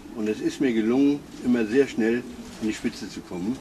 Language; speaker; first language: German; native; German